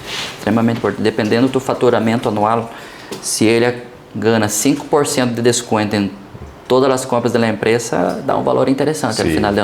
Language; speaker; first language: Portuguese; early bilingual, heritage; Portuguese